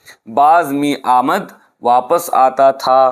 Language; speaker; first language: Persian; non-native, fluent; Urdu